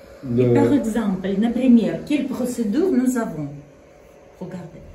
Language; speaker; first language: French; non-native, learner; Russian